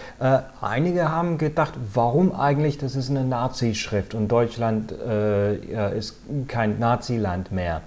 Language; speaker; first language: German; non-native, fluent; English